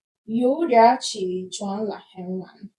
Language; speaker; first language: Chinese; non-native, fluent; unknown